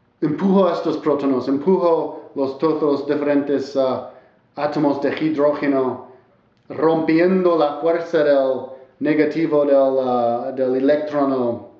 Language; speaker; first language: Spanish; non-native, learner; English